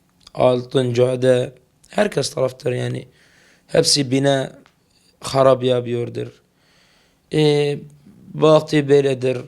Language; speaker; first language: Turkish; non-native, learner; Arabic